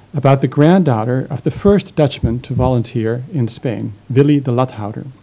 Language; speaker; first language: English; non-native, fluent; Dutch